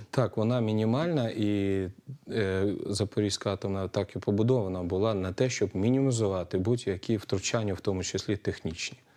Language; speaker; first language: Ukrainian; native; Ukrainian